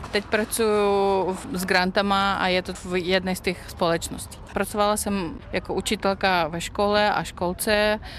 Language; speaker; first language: Czech; non-native, fluent; Russian